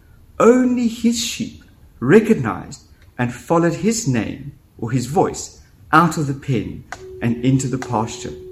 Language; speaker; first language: English; native; English